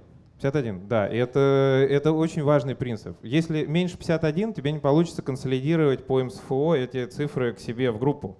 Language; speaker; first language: Russian; native; Russian